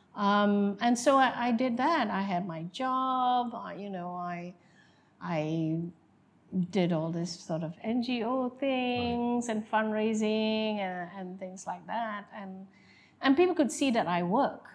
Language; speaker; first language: English; non-native, local second language; Malay